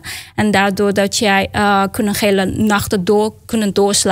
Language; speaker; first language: Dutch; non-native, learner; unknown